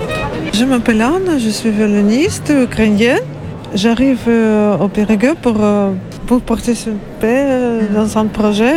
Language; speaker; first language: French; non-native, learner; Ukrainian